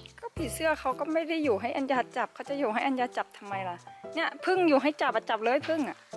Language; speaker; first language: Thai; native; Thai